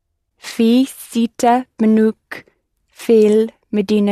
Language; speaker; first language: Arabic; non-native, learner; English